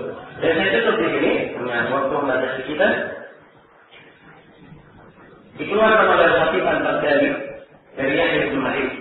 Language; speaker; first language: Indonesian; native; Indonesian